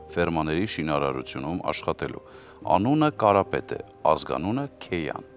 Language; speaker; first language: Armenian; native; Armenian